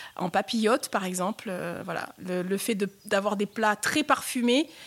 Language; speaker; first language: French; native; French